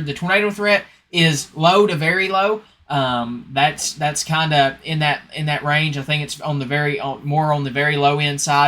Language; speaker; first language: English; native; English